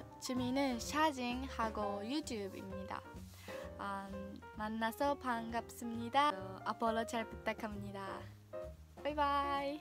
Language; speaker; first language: Korean; non-native, learner; Japanese